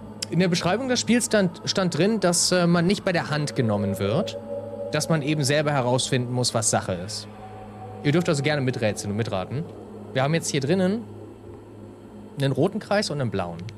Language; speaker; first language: German; native; German